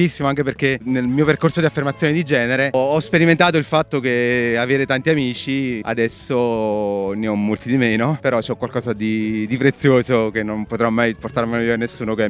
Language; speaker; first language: Italian; native; Italian